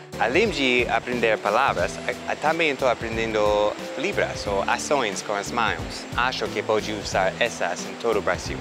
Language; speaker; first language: Portuguese; non-native, fluent; English